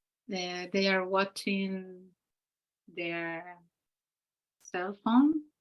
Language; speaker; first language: English; non-native, learner; Spanish